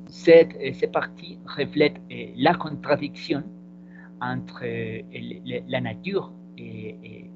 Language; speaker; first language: French; non-native, learner; Spanish